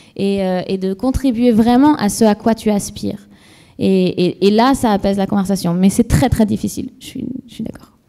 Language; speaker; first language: French; native; French